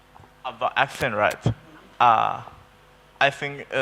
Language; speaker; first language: English; non-native, learner; Thai